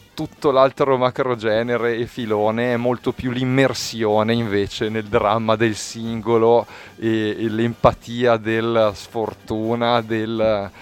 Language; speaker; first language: Italian; native; Italian